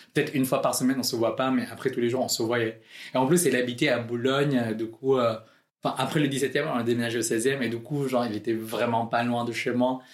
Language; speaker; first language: French; non-native, fluent; Filipino